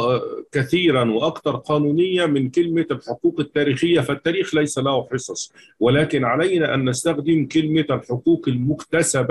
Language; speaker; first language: Arabic; native; Arabic